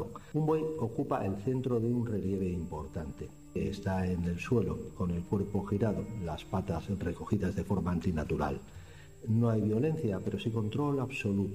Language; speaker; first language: Spanish; native; Spanish